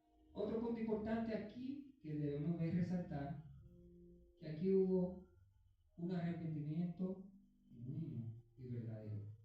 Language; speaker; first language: Spanish; native; Spanish